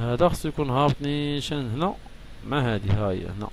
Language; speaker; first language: Arabic; native; Arabic